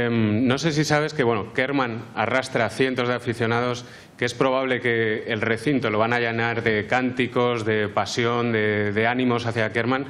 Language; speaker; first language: Spanish; native; Spanish